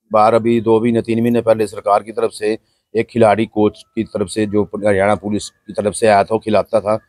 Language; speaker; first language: Hindi; native; Hindi